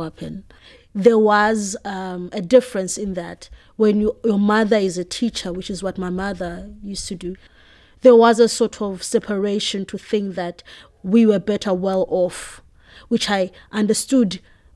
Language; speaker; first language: English; non-native, local second language; Xhosa